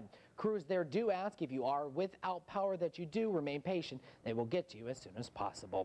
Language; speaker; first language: English; native; English